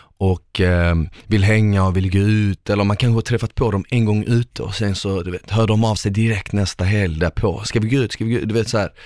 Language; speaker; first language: Swedish; early bilingual, other home language; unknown